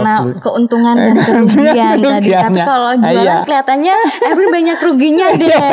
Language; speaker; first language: Indonesian; native; Indonesian